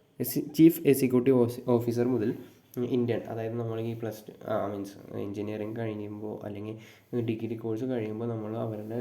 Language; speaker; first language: Malayalam; native; Malayalam